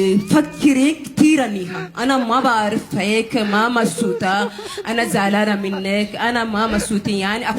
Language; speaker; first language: Arabic; non-native, learner; Amharic